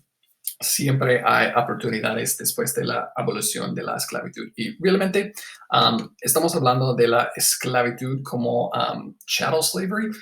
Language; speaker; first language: Spanish; non-native, fluent; English